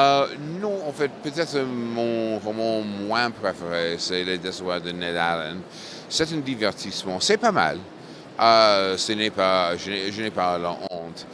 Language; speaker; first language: French; non-native, fluent; English